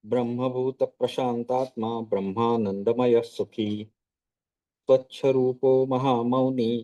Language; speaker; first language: Hindi; non-native, local second language; Marathi